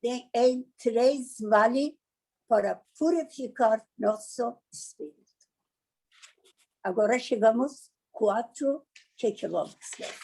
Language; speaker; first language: Portuguese; non-native, learner; Persian